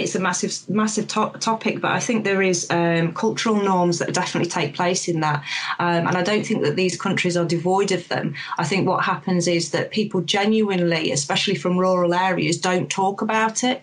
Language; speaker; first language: English; native; English